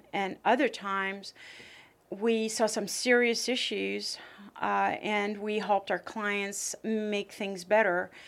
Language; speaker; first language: English; early bilingual, other home language; French